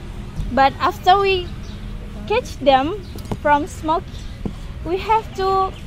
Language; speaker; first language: English; non-native, learner; Indonesian